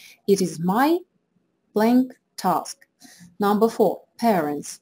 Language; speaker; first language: English; non-native, fluent; Russian